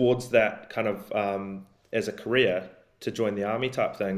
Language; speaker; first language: English; native; English